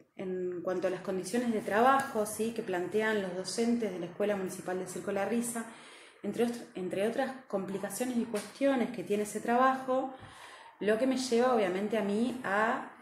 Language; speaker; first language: Spanish; native; Spanish